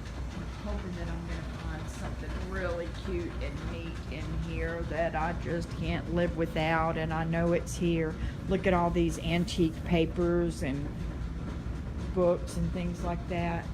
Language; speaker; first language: English; native; English